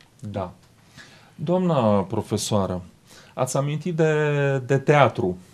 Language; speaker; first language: Romanian; native; Romanian